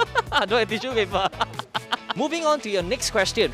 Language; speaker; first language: English; non-native, local second language; Chinese